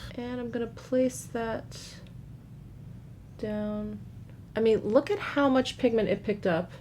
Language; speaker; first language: English; native; English